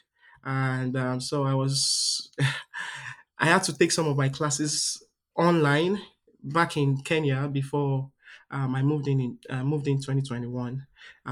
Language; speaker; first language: English; non-native, local second language; Yoruba